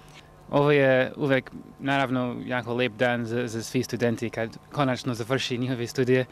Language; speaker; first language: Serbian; non-native, learner; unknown